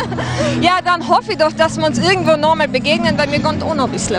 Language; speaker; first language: German; native; German